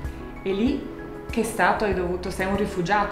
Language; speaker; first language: Italian; native; Italian